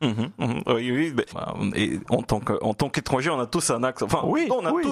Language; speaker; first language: French; non-native, fluent; Portuguese